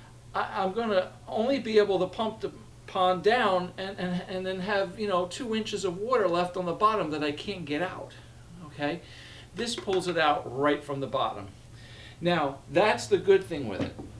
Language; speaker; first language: English; native; English